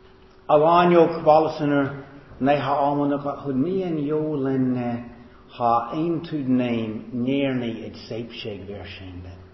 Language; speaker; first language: Hungarian; non-native, fluent; English